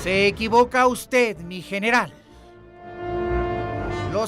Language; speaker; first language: Spanish; native; Spanish